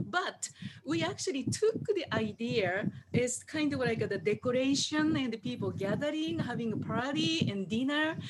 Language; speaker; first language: English; non-native, fluent; Japanese